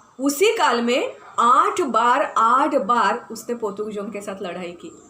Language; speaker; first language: Hindi; non-native, local second language; Marathi